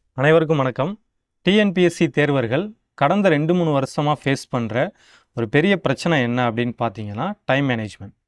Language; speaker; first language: Tamil; native; Tamil